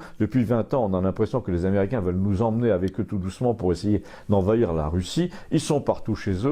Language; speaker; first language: French; native; French